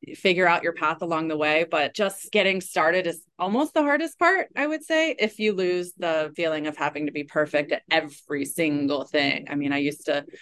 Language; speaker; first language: English; native; English